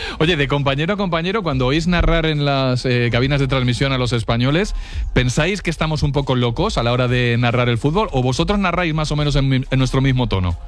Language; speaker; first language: Spanish; native; Spanish